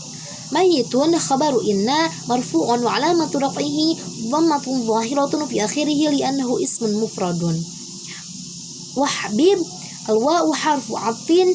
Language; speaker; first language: Arabic; non-native, learner; Indonesian